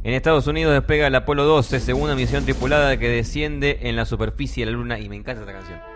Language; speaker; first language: Spanish; native; Spanish